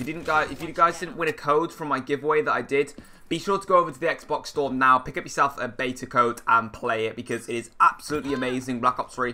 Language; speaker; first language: English; native; English